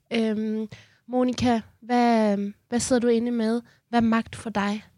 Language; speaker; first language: Danish; early bilingual, other home language; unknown